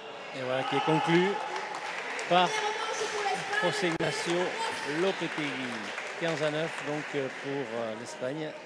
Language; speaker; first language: French; native; French